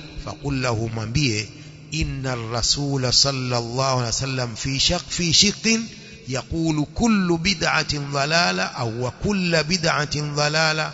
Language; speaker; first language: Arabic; non-native, fluent; Swahili